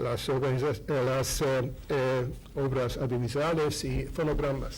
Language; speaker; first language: Spanish; non-native, fluent; Hungarian